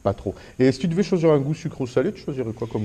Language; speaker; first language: French; native; French